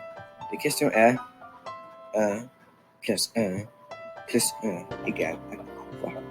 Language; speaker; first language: French; non-native, local second language; English